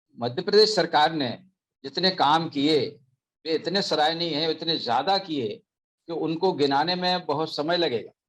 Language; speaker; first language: Hindi; native; Hindi